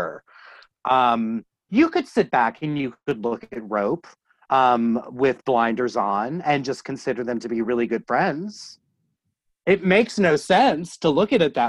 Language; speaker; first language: English; native; English